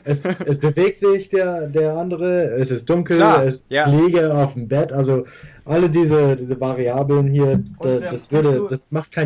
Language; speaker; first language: German; early bilingual, heritage; English